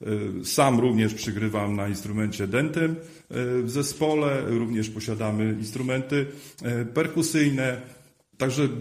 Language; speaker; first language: Polish; native; Polish